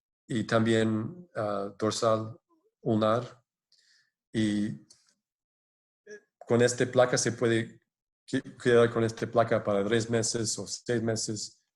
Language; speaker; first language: Spanish; non-native, fluent; English